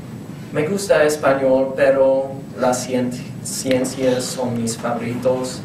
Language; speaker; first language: Spanish; non-native, learner; English